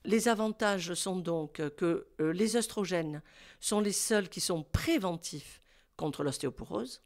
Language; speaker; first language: French; native; French